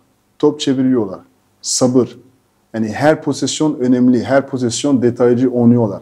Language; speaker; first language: Turkish; non-native, fluent; French